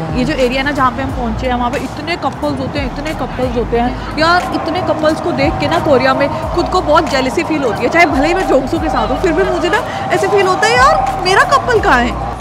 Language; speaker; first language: Hindi; native; Hindi